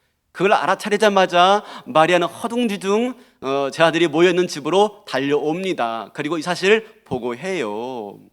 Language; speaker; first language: Korean; native; Korean